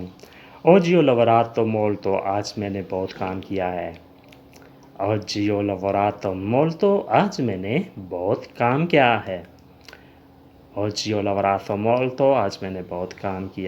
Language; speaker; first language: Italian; non-native, learner; Urdu